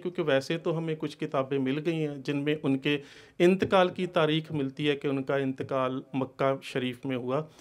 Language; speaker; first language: Hindi; non-native, local second language; Punjabi